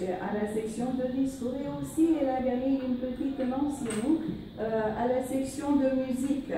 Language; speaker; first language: French; non-native, fluent; Romanian